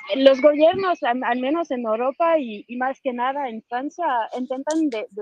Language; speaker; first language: Spanish; non-native, fluent; French